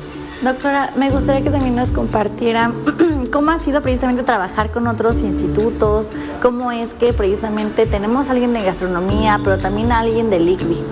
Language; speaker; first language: Spanish; native; Spanish